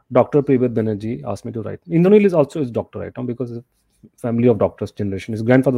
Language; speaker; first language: English; non-native, local second language; Hindi